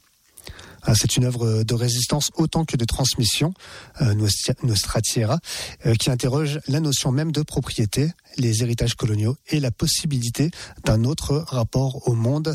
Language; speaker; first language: French; native; French